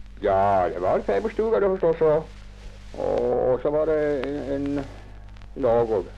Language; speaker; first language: Swedish; native; Swedish